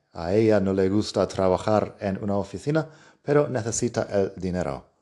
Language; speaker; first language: Spanish; non-native, fluent; English